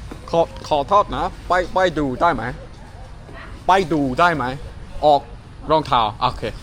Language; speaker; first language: Thai; non-native, learner; English